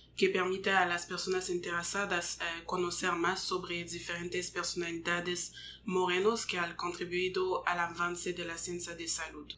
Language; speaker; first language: Spanish; non-native, fluent; English